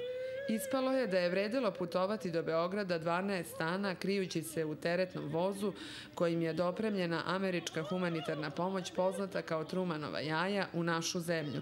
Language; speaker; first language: Serbian; native; Serbian